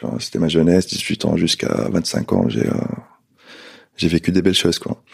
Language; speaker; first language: French; non-native, local second language; Arabic